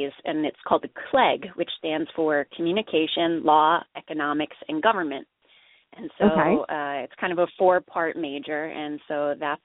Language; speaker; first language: English; native; English